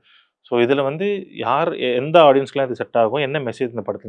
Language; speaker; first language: Tamil; native; Tamil